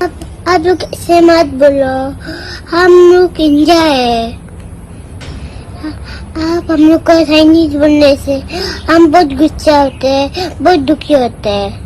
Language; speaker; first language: Hindi; non-native, local second language; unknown